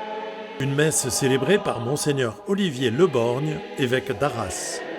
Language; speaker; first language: French; native; French